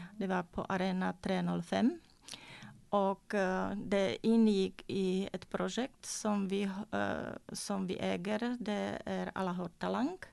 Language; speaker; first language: Swedish; non-native, fluent; Czech